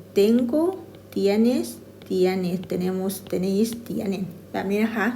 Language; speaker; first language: Spanish; non-native, fluent; Thai